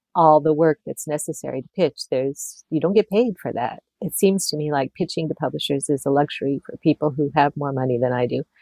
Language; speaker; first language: English; native; English